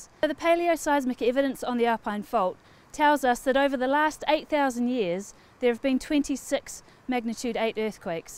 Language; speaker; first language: English; native; English